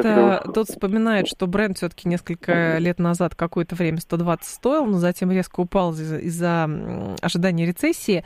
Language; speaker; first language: Russian; native; Russian